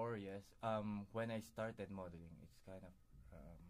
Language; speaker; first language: English; non-native, local second language; Filipino